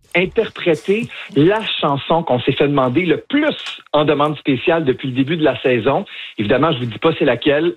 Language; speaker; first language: French; native; French